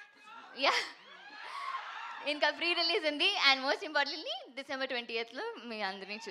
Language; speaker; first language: Telugu; non-native, fluent; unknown